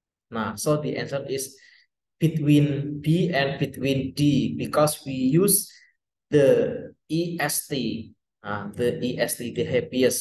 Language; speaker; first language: English; non-native, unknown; Indonesian